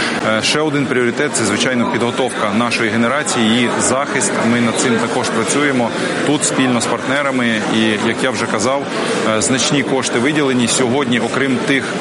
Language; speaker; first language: Ukrainian; native; Ukrainian